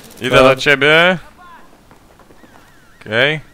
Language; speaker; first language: Polish; native; Polish